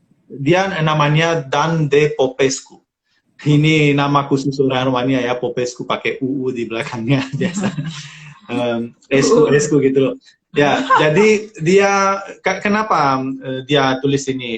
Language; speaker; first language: Indonesian; non-native, fluent; Romanian